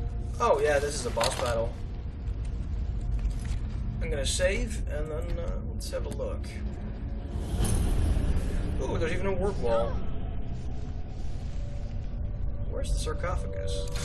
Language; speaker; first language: English; native; English